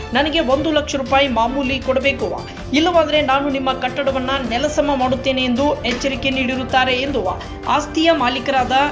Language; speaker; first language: Kannada; native; Kannada